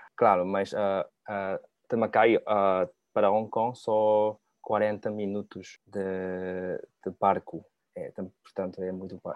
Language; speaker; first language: Portuguese; non-native, learner; Cantonese